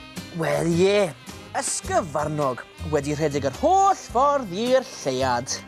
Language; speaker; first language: Welsh; native; Welsh